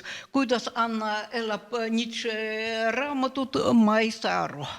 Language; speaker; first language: Estonian; non-native, learner; Russian